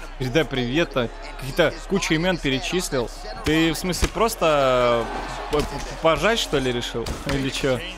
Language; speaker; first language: Russian; native; Russian